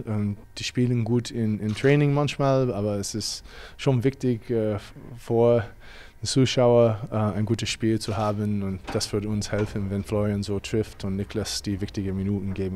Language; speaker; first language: German; non-native, fluent; English